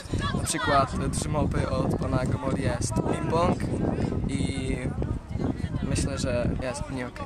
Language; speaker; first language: Polish; early bilingual, heritage; Polish